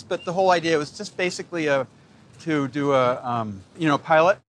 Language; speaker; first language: English; native; English